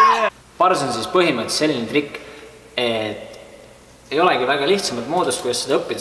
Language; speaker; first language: Estonian; native; Estonian